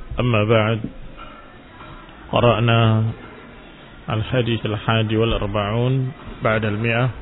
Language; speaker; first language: Arabic; non-native, fluent; Indonesian